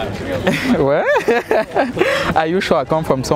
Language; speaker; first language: English; non-native, learner; French